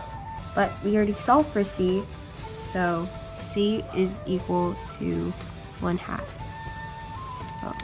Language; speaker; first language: English; native; English